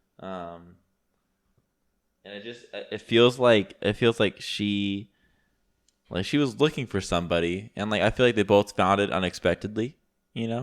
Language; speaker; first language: English; native; English